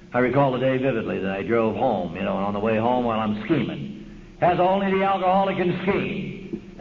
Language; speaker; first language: English; native; English